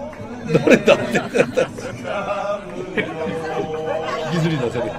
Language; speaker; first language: Japanese; native; Japanese